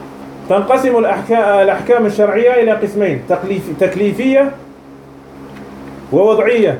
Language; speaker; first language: Arabic; non-native, fluent; French